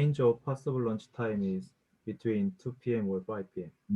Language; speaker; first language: English; non-native, learner; Korean